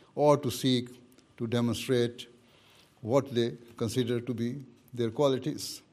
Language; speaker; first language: English; non-native, local second language; Urdu